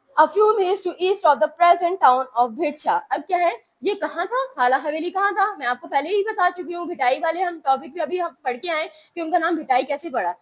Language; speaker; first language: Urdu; native; Urdu